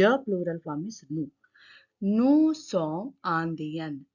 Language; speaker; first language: French; non-native, learner; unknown